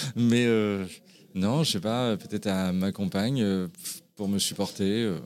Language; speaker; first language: French; native; French